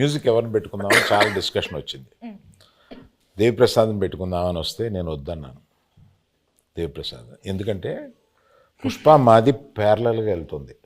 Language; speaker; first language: Telugu; native; Telugu